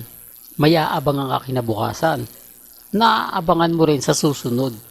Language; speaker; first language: Filipino; native; Filipino